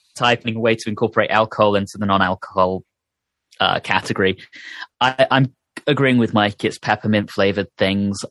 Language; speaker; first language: English; native; English